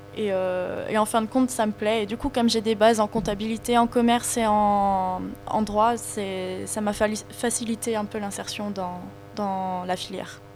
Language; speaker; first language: French; native; French